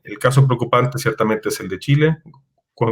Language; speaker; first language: Spanish; native; Spanish